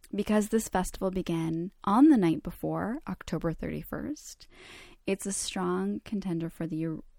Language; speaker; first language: English; early bilingual, other home language; Croatian